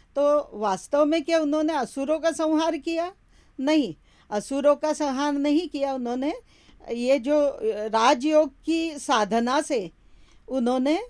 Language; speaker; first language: Hindi; non-native, local second language; Marathi